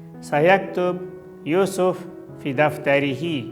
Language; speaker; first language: Arabic; non-native, fluent; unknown